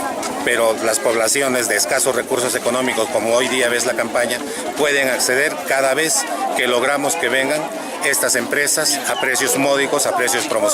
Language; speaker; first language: Spanish; native; Spanish